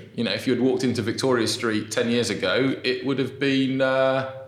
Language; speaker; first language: English; native; English